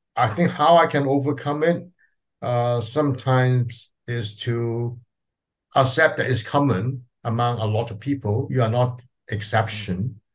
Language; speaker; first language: English; non-native, local second language; Cantonese